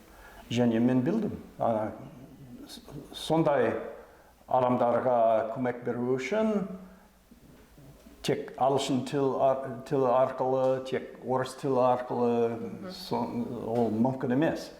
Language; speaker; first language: Kazakh; non-native, fluent; English